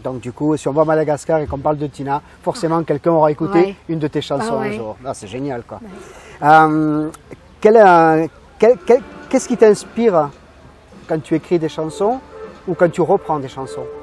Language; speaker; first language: French; native; French